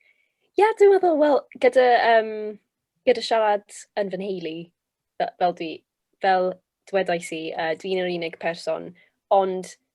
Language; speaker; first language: Welsh; non-native, local second language; English